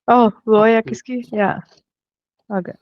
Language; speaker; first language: Danish; non-native, learner; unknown